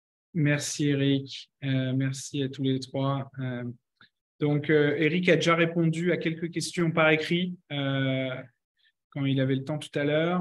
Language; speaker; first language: French; native; French